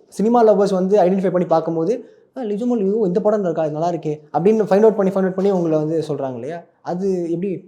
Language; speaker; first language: Tamil; native; Tamil